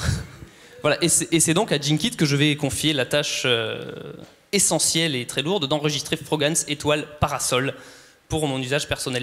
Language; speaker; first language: French; native; French